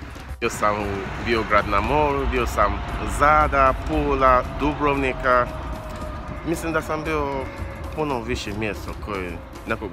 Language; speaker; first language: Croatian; non-native, learner; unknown